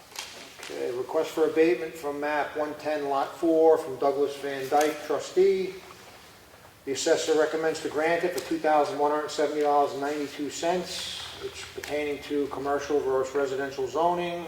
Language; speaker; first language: English; native; English